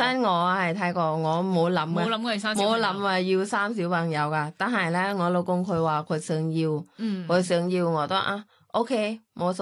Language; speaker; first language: Cantonese; non-native, learner; Thai